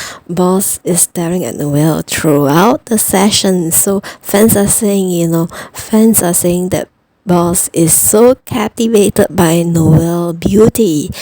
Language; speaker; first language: English; non-native, fluent; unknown